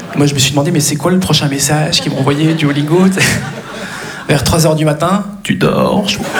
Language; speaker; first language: French; native; French